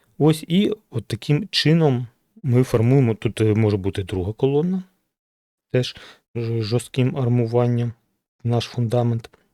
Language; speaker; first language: Ukrainian; non-native, local second language; Russian